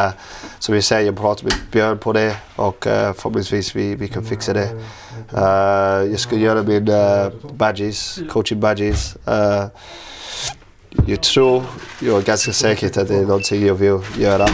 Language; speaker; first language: Swedish; non-native, learner; English